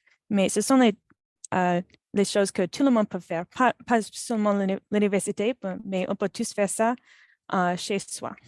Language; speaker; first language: French; non-native, fluent; English